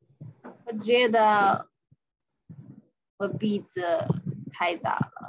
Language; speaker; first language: Chinese; non-native, learner; English